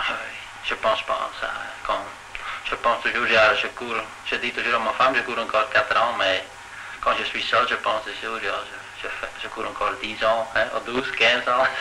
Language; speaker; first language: French; non-native, local second language; Dutch